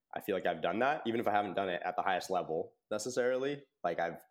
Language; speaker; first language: English; native; English